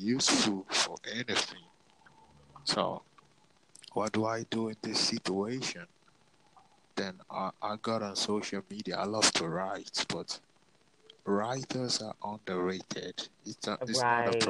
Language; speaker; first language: English; non-native, local second language; Igbo